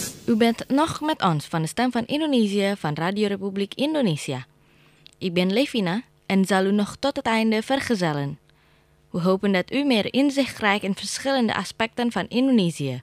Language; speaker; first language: Dutch; non-native, fluent; Indonesian